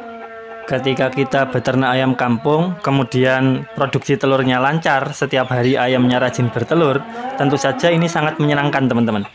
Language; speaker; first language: Indonesian; native; Indonesian